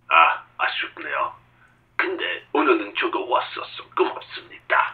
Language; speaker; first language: Korean; non-native, learner; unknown